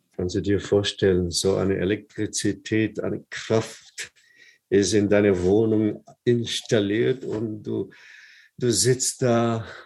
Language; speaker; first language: German; non-native, fluent; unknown